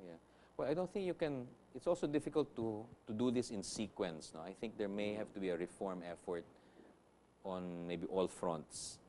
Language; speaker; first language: English; non-native, local second language; Filipino